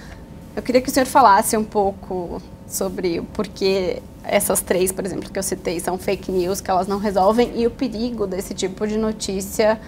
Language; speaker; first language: Portuguese; native; Portuguese